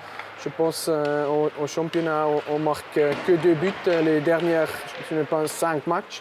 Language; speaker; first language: French; non-native, local second language; German